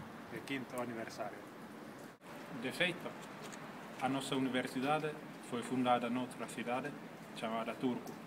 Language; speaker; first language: Galician; non-native, fluent; Finnish